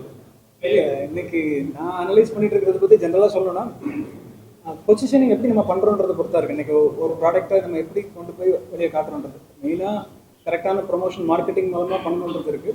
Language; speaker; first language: Tamil; native; Tamil